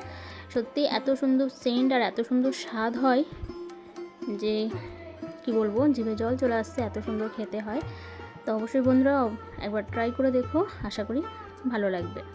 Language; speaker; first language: Bangla; native; Bangla